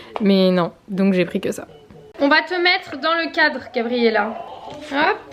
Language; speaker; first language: French; early bilingual, other home language; Portuguese